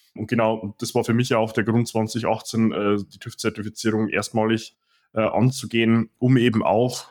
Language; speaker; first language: German; native; German